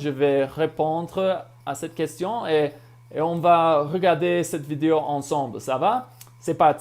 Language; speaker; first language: French; non-native, fluent; English